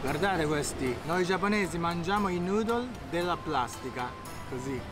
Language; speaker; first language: Italian; non-native, learner; Japanese